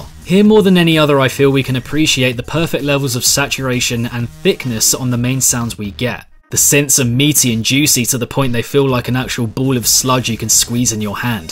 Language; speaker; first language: English; native; English